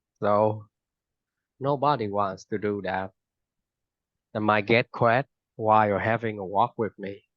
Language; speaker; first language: English; non-native, fluent; Vietnamese